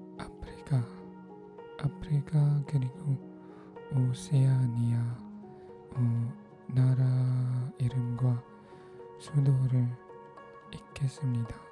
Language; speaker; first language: Korean; non-native, learner; Filipino